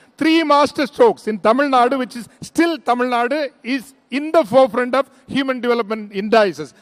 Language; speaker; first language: English; non-native, local second language; Tamil